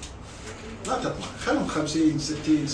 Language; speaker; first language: Arabic; native; Arabic